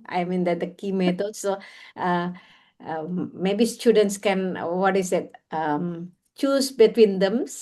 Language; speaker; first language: English; non-native, learner; Indonesian